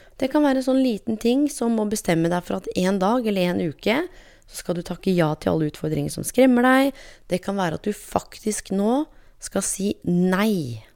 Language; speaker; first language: Norwegian; native; Norwegian